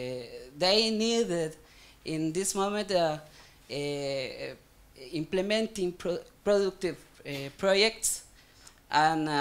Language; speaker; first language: English; non-native, learner; Spanish